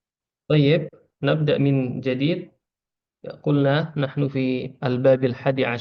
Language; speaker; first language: Arabic; non-native, fluent; Indonesian